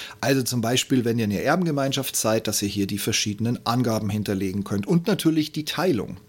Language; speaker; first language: German; native; German